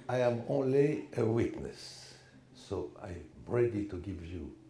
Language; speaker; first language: English; non-native, learner; French